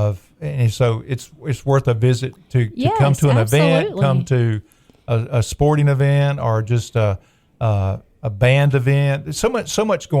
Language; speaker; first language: English; native; English